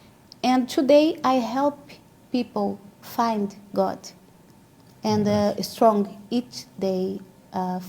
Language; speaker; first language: English; non-native, learner; Portuguese